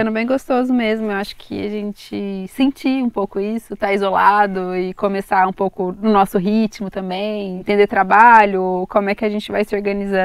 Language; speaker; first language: Portuguese; native; Portuguese